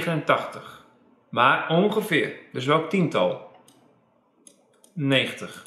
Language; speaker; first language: Dutch; native; Dutch